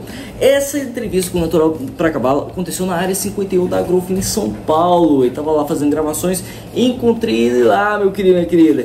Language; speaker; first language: Portuguese; native; Portuguese